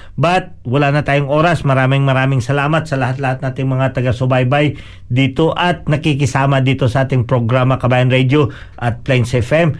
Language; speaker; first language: Filipino; non-native, local second language; Cebuano